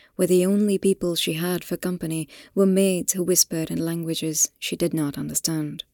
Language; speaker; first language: English; non-native, local second language; Hindi